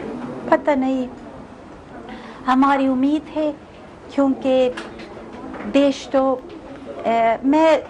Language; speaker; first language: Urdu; non-native, fluent; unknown